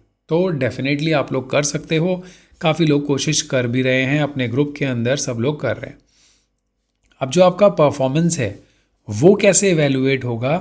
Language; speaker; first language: Hindi; native; Hindi